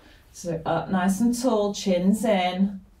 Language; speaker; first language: English; native; English